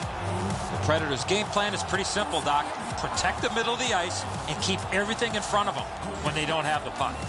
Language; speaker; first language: English; native; English